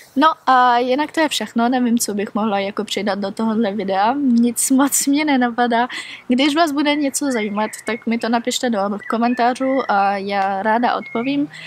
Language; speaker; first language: Czech; early bilingual, heritage; Czech